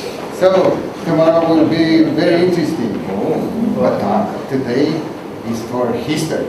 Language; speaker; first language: English; non-native, learner; Romanian